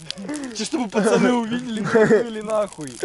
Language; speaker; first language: Russian; native; Russian